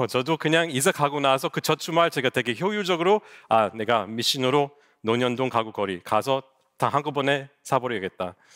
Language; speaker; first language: Korean; non-native, fluent; English